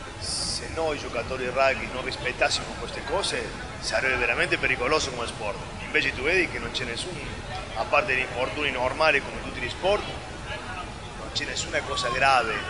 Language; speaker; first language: Italian; non-native, fluent; Spanish